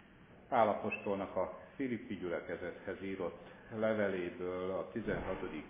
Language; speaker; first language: Hungarian; native; Hungarian